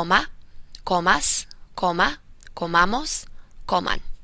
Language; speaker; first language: Spanish; non-native, fluent; English